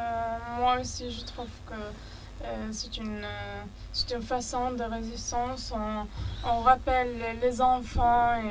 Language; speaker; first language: French; non-native, learner; Arabic